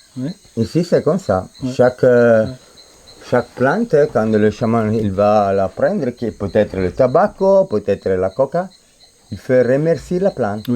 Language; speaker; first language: French; non-native, fluent; Spanish